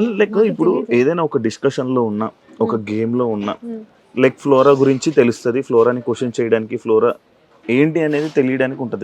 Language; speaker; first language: Telugu; native; Telugu